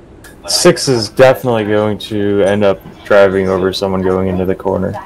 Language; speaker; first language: English; native; English